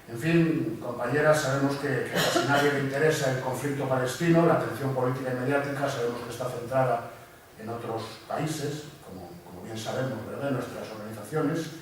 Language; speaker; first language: Spanish; native; Spanish